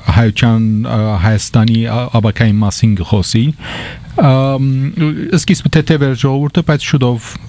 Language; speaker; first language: Armenian; early bilingual, heritage; Armenian